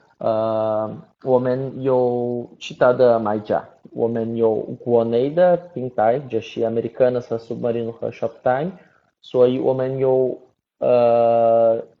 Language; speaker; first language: Chinese; non-native, learner; Portuguese